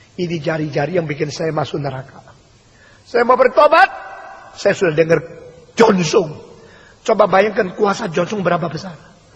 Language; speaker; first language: Indonesian; early bilingual, other home language; Min Nan Chinese